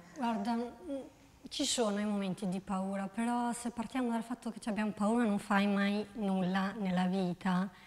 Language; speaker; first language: Italian; non-native, fluent; Albanian